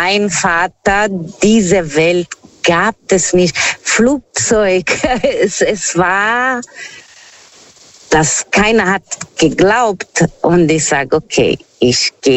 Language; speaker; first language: German; non-native, fluent; Portuguese